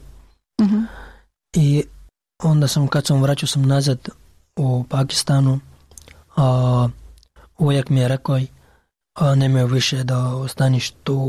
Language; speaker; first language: Serbian; non-native, learner; Pashto